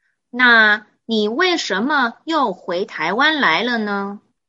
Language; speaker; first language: Chinese; native; Chinese